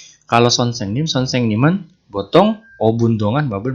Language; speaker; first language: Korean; non-native, fluent; Indonesian